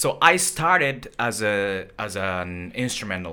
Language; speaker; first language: English; non-native, fluent; Japanese